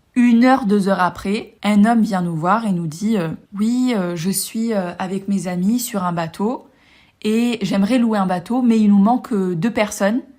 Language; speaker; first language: French; native; French